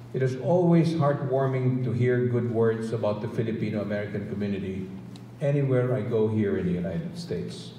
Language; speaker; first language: English; non-native, local second language; Filipino